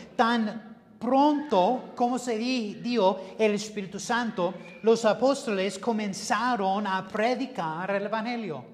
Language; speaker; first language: Spanish; non-native, learner; English